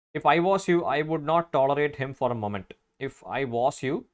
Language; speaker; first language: English; non-native, local second language; Malayalam